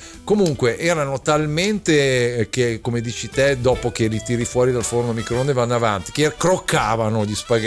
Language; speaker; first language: Italian; native; Italian